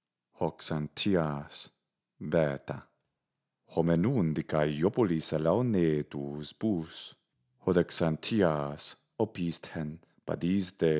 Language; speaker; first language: Greek; non-native, fluent; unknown